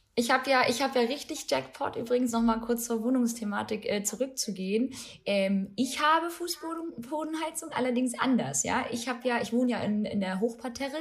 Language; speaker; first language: German; early bilingual, other home language; Albanian